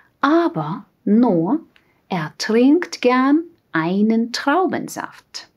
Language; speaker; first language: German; non-native, fluent; Russian